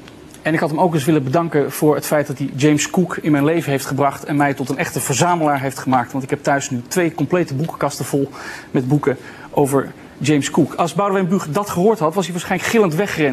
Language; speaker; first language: Dutch; native; Dutch